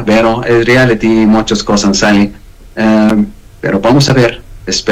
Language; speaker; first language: Spanish; non-native, learner; Arabic